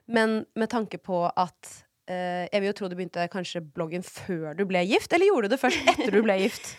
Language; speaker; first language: Norwegian; native; Norwegian